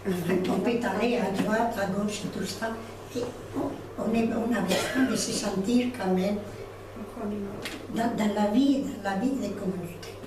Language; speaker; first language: French; non-native, fluent; Spanish